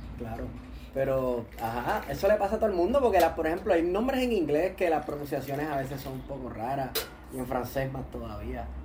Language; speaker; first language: Spanish; native; Spanish